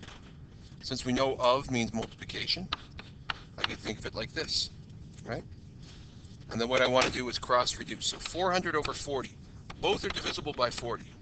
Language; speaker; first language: English; native; English